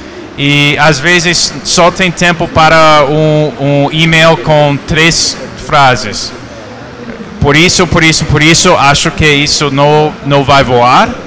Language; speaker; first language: Portuguese; non-native, fluent; English